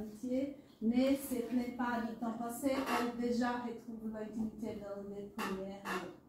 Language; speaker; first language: French; non-native, learner; Portuguese